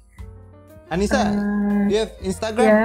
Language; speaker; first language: English; non-native, learner; Indonesian